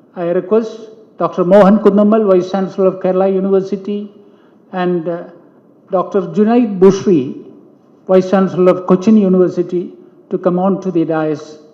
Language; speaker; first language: English; non-native, local second language; Malayalam